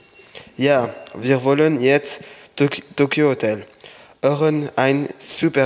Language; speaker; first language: German; non-native, learner; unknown